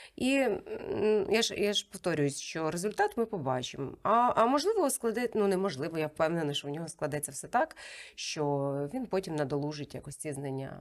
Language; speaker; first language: Ukrainian; native; Ukrainian